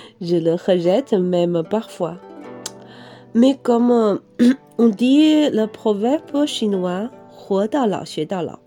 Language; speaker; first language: French; non-native, fluent; Chinese